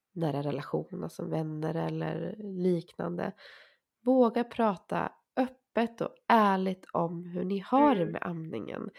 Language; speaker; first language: Swedish; native; Swedish